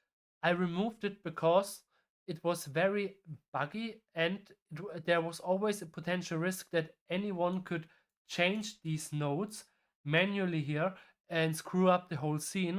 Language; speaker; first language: English; non-native, fluent; German